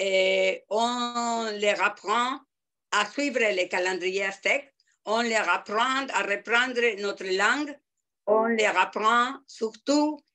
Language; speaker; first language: French; non-native, fluent; Spanish